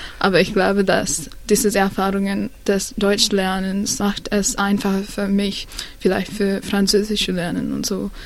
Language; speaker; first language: German; non-native, learner; Sinhala